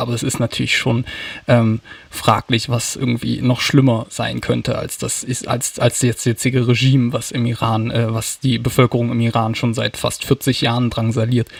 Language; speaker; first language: German; native; German